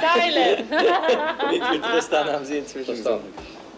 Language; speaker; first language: German; native; German